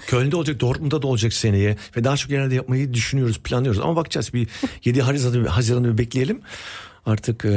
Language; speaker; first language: Turkish; early bilingual, heritage; Turkish